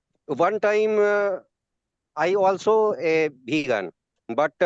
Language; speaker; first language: English; non-native, learner; Hindi